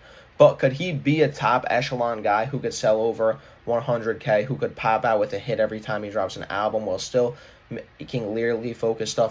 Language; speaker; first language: English; native; English